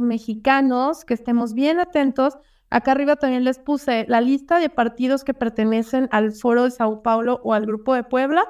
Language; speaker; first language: Spanish; native; Spanish